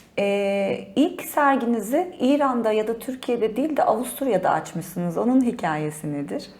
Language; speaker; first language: Turkish; native; Turkish